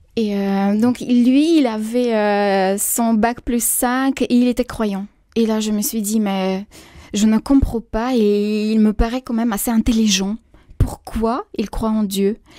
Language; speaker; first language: French; non-native, fluent; Russian